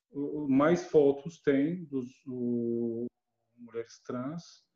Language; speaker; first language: Portuguese; non-native, learner; Turkish